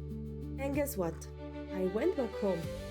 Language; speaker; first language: English; non-native, fluent; Spanish